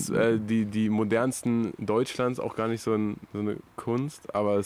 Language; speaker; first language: German; native; German